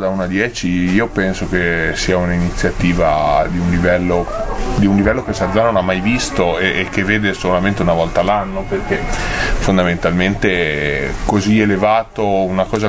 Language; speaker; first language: Italian; native; Italian